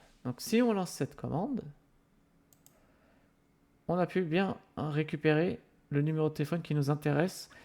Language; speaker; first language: French; native; French